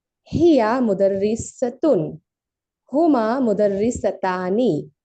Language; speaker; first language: Arabic; non-native, learner; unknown